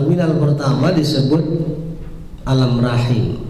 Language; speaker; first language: Indonesian; native; Indonesian